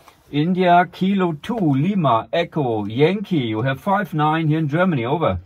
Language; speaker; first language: English; non-native, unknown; German